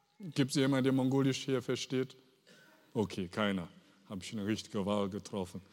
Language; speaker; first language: German; non-native, fluent; Chinese